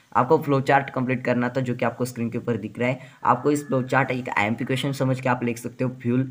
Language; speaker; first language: Hindi; non-native, local second language; Marathi